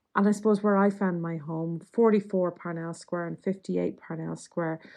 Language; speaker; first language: English; native; English